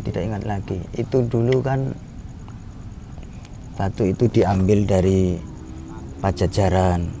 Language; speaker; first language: Indonesian; native; Indonesian